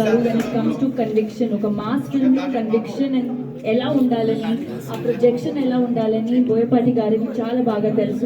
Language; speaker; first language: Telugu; non-native, local second language; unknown